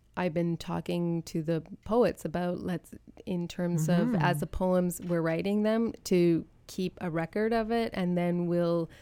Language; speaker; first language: English; native; English